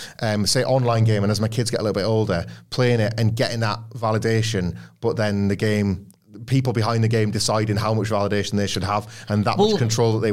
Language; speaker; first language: English; native; English